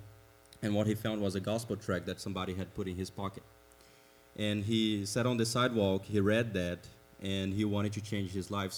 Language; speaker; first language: English; non-native, fluent; Portuguese